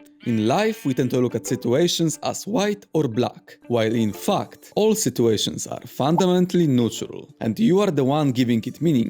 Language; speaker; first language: English; non-native, fluent; Polish